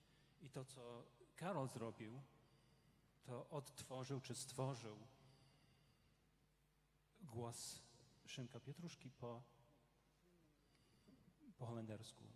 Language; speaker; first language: Polish; non-native, fluent; English